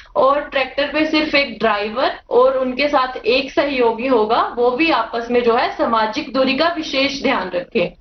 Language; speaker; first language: Hindi; native; Hindi